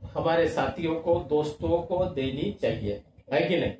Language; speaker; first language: Hindi; non-native, local second language; Marathi